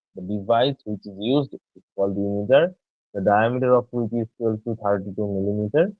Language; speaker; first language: English; non-native, local second language; Bangla